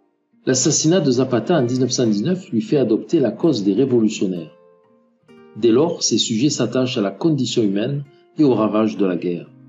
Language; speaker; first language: French; native; French